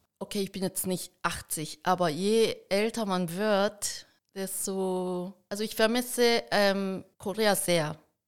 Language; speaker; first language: German; early bilingual, heritage; Korean